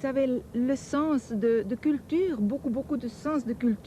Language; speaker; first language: French; non-native, fluent; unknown